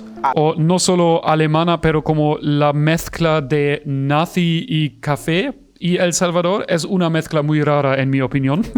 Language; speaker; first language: Spanish; non-native, fluent; German